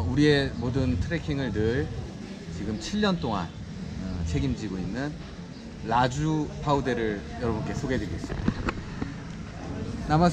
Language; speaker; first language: Korean; native; Korean